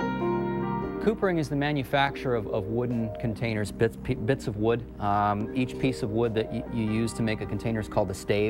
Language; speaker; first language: English; native; English